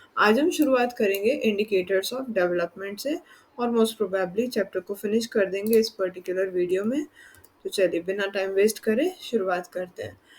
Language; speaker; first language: Hindi; non-native, local second language; Gujarati